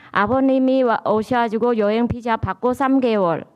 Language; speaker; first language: Korean; non-native, learner; Khmer